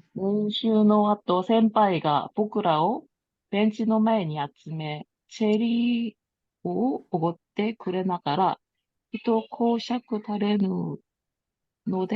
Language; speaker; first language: Japanese; non-native, learner; Korean